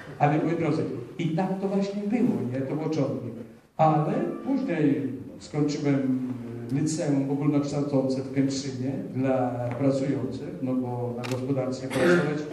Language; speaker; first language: Polish; early bilingual, heritage; Polish